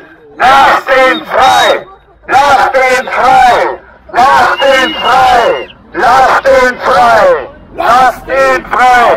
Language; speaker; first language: German; native; German